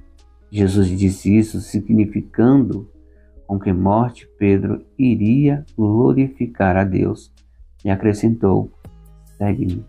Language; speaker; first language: Portuguese; native; Portuguese